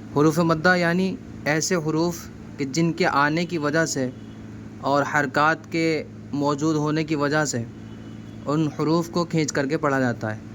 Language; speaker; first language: Urdu; native; Urdu